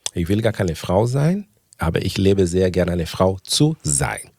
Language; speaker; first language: German; non-native, fluent; Portuguese